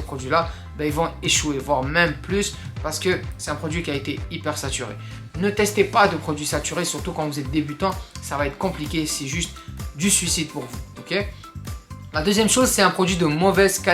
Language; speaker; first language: French; native; French